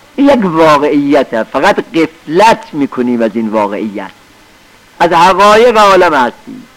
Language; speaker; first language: Persian; native; Persian